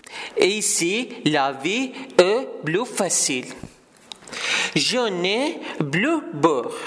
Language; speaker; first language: French; non-native, learner; Arabic